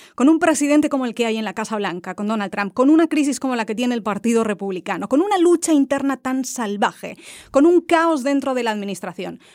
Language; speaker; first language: Spanish; native; Spanish